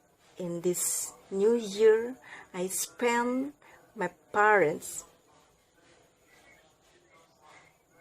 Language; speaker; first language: English; non-native, learner; Indonesian